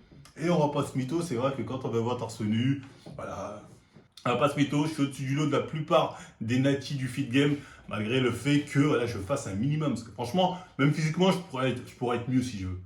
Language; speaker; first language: French; native; French